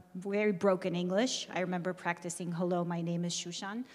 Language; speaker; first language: English; early bilingual, other home language; Armenian